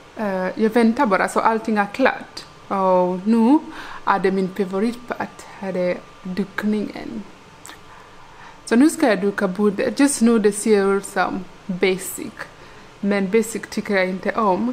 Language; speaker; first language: Swedish; non-native, learner; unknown